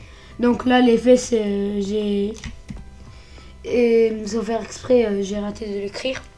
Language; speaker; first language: French; early bilingual, other home language; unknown